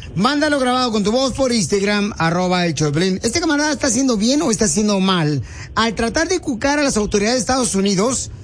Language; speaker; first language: Spanish; native; Spanish